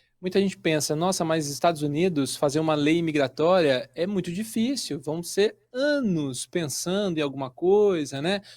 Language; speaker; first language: Portuguese; native; Portuguese